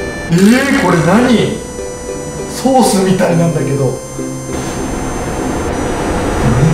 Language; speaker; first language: Japanese; native; Japanese